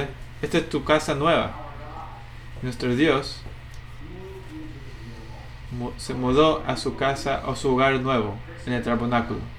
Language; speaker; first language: Spanish; non-native, fluent; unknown